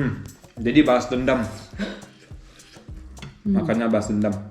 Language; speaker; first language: Indonesian; early bilingual, heritage; German